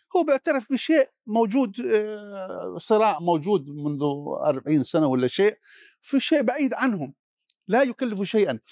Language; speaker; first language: Arabic; native; Arabic